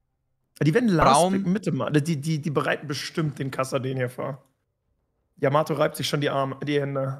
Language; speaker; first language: German; native; German